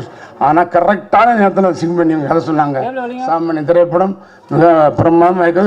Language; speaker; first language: Tamil; native; Tamil